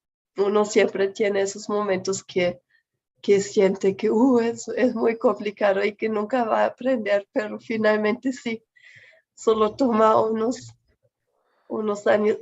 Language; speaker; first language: Spanish; non-native, fluent; German